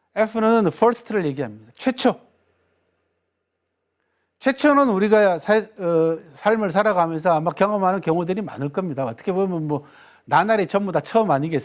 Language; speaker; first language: Korean; native; Korean